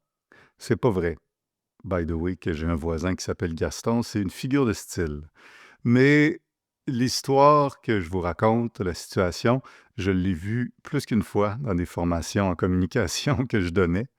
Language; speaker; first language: French; native; French